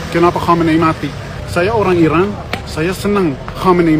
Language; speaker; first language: Indonesian; non-native, learner; Persian